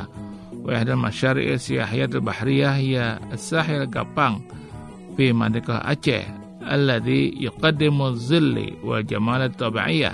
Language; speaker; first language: Arabic; non-native, fluent; Indonesian